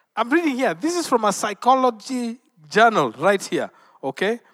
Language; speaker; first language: English; non-native, local second language; Luo (Kenya and Tanzania)